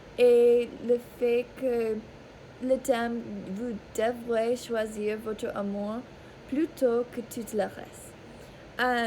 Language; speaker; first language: French; non-native, learner; English